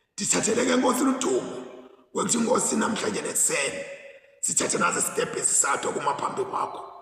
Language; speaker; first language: Zulu; non-native, local second language; Swati